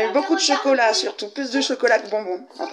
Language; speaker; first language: French; native; French